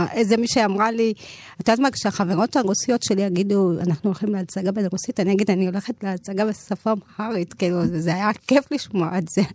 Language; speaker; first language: Hebrew; early bilingual, other home language; Amharic